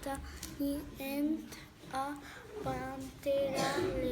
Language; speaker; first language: Catalan; non-native, local second language; Spanish